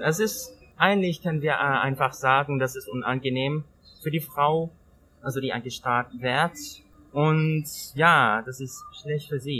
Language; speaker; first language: German; non-native, learner; Thai